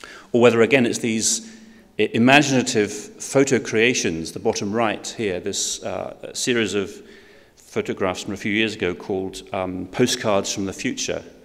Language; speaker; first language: English; native; English